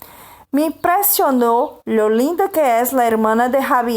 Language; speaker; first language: Spanish; non-native, fluent; Portuguese